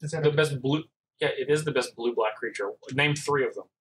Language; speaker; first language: English; native; English